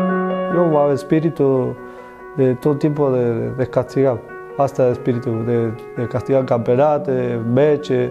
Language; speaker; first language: Romanian; non-native, learner; Spanish